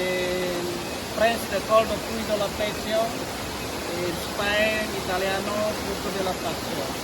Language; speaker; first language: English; non-native, learner; Balinese